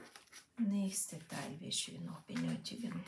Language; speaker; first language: German; non-native, fluent; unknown